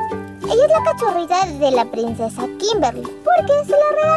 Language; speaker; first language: Spanish; native; Spanish